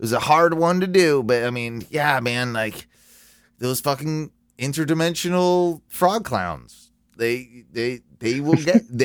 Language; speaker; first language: English; native; English